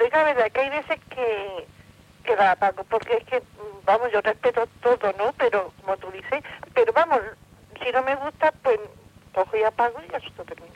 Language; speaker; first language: Spanish; native; Spanish